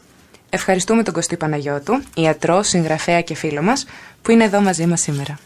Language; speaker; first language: Greek; native; Greek